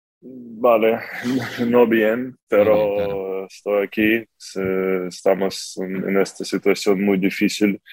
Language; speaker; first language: Spanish; non-native, learner; Ukrainian